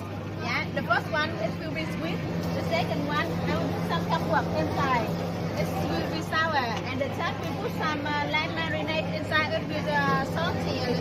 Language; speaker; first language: English; non-native, learner; Vietnamese